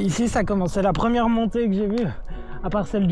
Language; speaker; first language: French; native; French